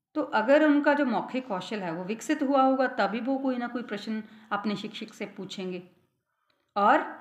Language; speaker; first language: Hindi; non-native, local second language; Punjabi